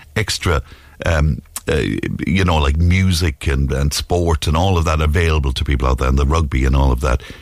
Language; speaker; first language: English; native; English